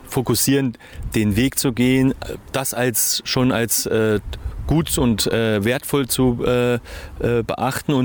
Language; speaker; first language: German; native; German